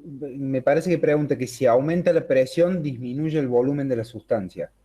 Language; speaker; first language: Spanish; native; Spanish